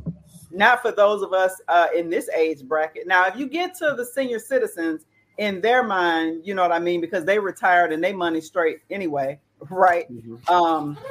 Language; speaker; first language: English; native; English